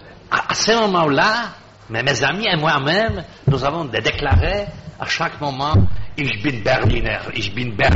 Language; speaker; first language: French; non-native, fluent; Polish